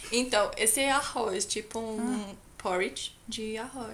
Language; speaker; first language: Portuguese; non-native, fluent; Finnish